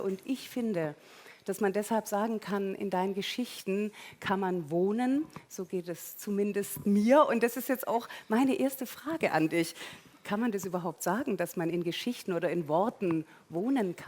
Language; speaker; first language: German; native; German